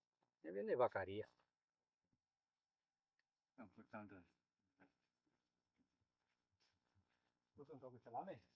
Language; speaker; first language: Italian; early bilingual, heritage; Venetian